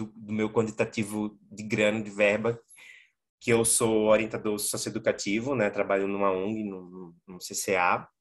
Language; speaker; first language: Portuguese; native; Portuguese